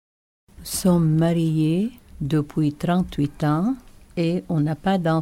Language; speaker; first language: French; non-native, local second language; Arabic